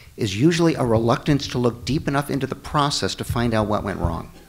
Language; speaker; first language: English; native; English